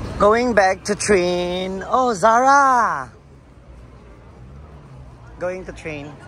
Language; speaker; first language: English; non-native, learner; Filipino